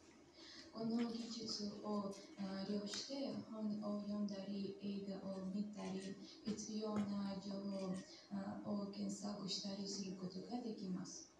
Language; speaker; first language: Japanese; non-native, fluent; Armenian